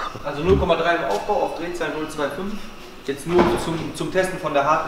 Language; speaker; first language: German; native; German